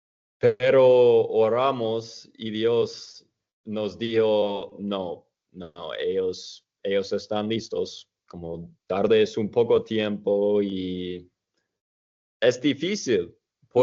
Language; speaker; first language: Spanish; non-native, fluent; English